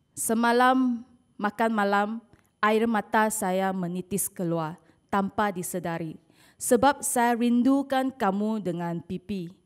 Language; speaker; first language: Malay; non-native, local second language; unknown